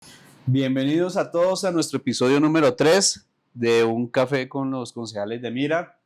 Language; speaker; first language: Spanish; native; Spanish